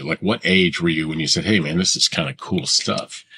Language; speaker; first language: English; native; English